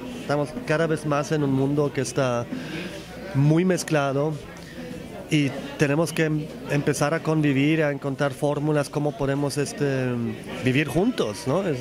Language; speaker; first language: Spanish; non-native, fluent; Polish